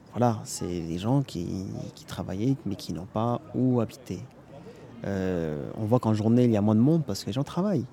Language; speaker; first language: French; native; French